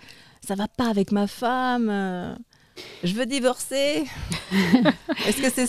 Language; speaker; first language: French; native; French